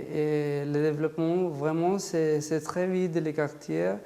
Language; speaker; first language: French; non-native, fluent; Spanish